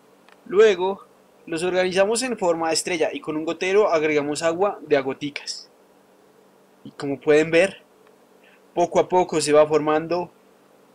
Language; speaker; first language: Spanish; native; Spanish